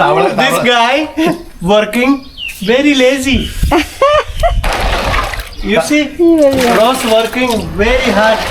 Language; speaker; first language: English; non-native, local second language; Malayalam